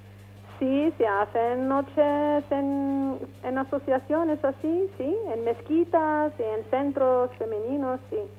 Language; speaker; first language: Spanish; non-native, fluent; Arabic